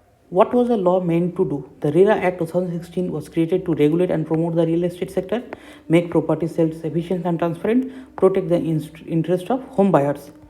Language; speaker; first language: English; non-native, local second language; Bangla